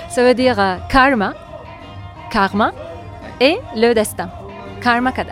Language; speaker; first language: French; non-native, fluent; Turkish